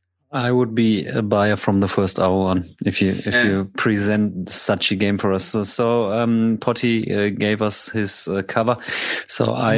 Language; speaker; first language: English; non-native, fluent; German